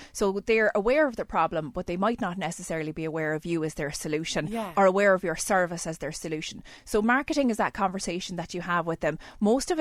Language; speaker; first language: English; native; English